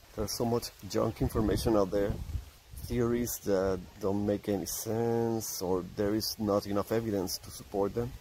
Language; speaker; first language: English; non-native, fluent; Spanish